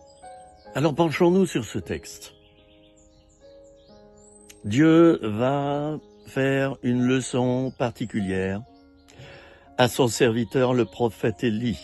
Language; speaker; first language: French; native; French